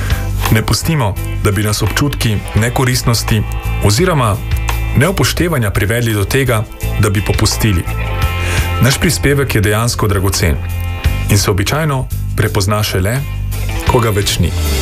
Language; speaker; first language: Slovenian; native; Slovenian